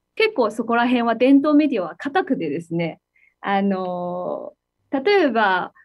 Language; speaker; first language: Japanese; non-native, fluent; Chinese